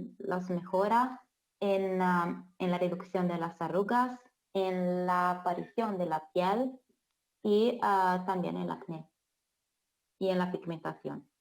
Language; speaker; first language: Spanish; non-native, fluent; Italian